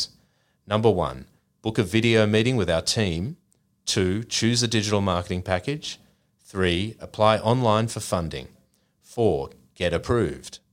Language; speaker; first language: English; native; English